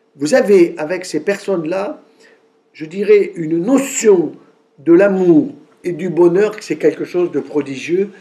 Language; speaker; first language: French; native; French